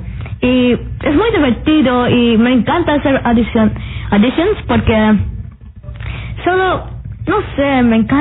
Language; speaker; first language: Spanish; early bilingual, heritage; Spanish